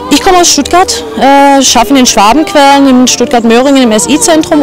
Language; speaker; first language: German; native; German